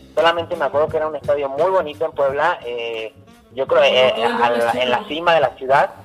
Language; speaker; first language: Spanish; native; Spanish